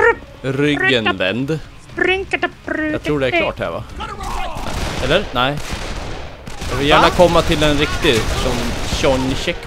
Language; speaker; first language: Swedish; native; Swedish